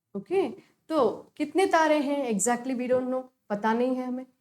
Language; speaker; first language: Hindi; non-native, local second language; Kannada